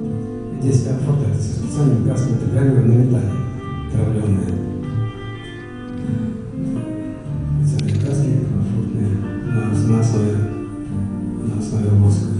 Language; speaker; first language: Russian; native; Russian